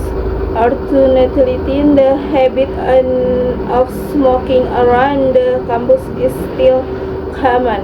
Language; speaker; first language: English; non-native, learner; Indonesian